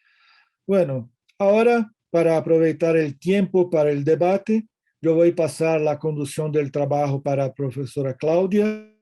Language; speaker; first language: Spanish; non-native, learner; Portuguese